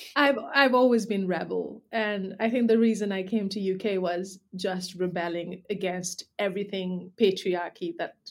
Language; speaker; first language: English; non-native, local second language; Nepali